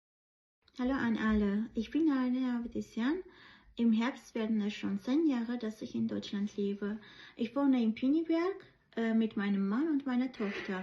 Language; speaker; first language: German; non-native, fluent; Armenian